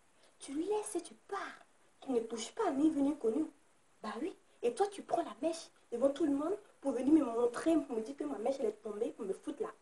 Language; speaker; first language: French; native; French